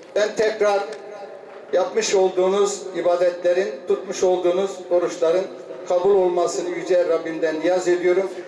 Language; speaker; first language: Turkish; native; Turkish